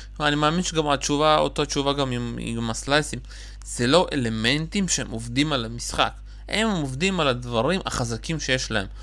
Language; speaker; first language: Hebrew; early bilingual, other home language; Russian